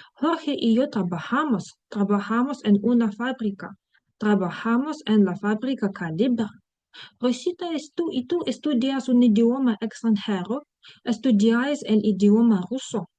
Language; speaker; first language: Spanish; non-native, fluent; Ukrainian